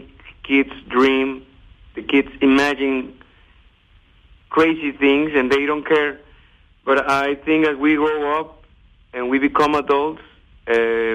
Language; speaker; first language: English; non-native, fluent; Spanish